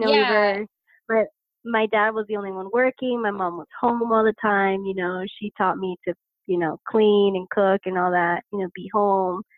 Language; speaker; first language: English; native; English